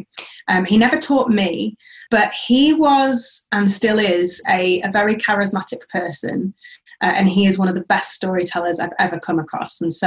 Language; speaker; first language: English; native; English